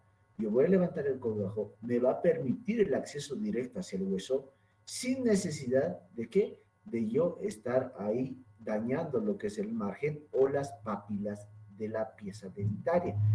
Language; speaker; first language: Spanish; native; Spanish